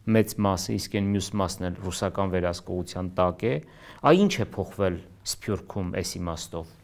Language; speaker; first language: Armenian; native; Armenian